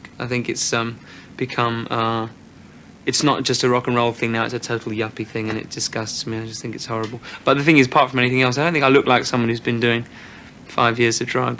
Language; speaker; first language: English; native; English